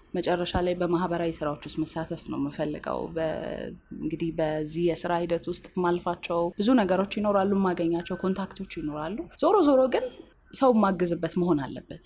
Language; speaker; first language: Amharic; native; Amharic